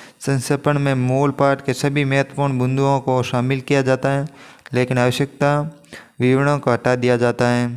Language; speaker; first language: Hindi; native; Hindi